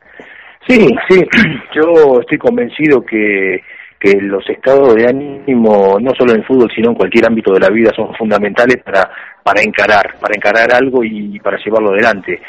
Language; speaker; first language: Spanish; native; Spanish